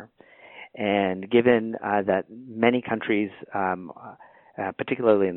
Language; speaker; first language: English; native; English